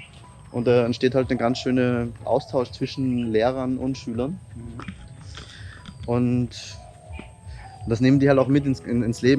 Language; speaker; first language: German; native; German